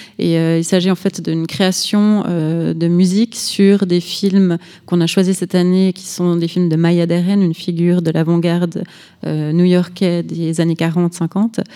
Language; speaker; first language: French; native; French